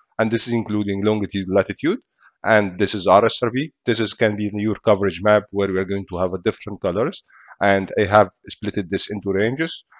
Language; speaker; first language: English; non-native, fluent; Arabic